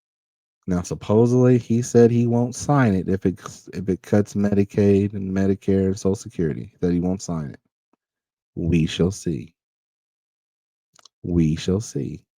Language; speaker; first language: English; native; English